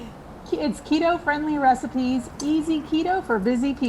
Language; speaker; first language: English; native; English